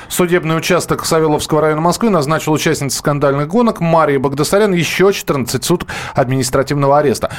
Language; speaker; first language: Russian; native; Russian